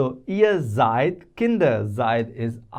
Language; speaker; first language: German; non-native, fluent; Hindi